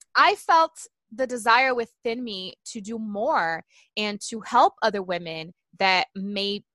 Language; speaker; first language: English; non-native, fluent; Portuguese